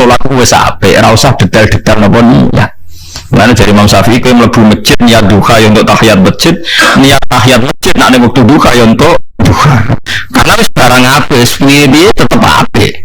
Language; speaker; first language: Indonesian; non-native, local second language; Javanese